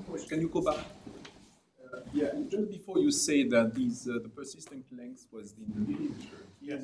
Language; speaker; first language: English; non-native, fluent; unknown